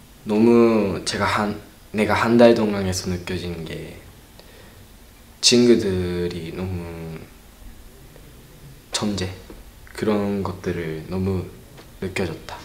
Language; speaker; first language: Korean; non-native, learner; Japanese